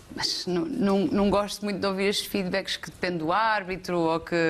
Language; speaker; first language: Portuguese; native; Portuguese